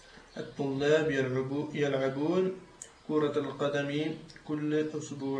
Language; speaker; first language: Arabic; non-native, learner; French